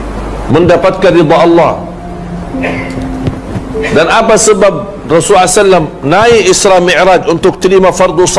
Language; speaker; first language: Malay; non-native, fluent; Arabic